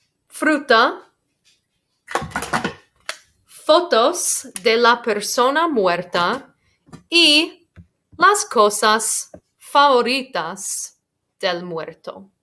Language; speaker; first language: Spanish; non-native, fluent; English